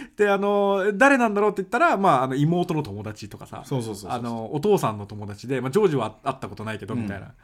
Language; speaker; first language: Japanese; early bilingual, other home language; Portuguese